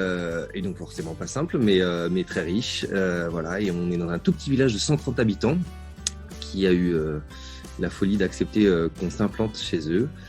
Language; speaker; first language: French; native; French